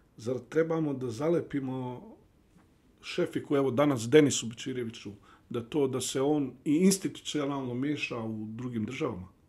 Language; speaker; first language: Bosnian; early bilingual, heritage; Bosnian